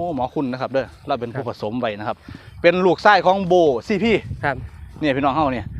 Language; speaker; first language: Thai; non-native, local second language; Khmer